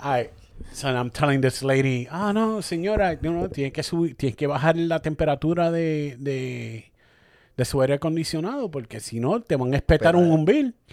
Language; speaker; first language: Spanish; early bilingual, other home language; English